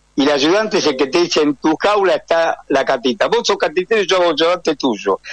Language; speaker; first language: Spanish; native; Spanish